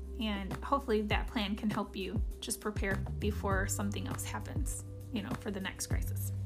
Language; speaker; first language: English; native; English